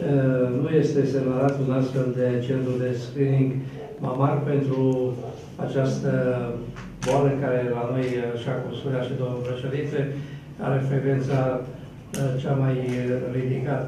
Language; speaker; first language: Romanian; native; Romanian